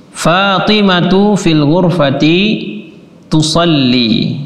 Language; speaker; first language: Arabic; non-native, fluent; Indonesian